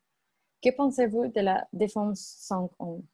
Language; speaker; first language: French; non-native, learner; Spanish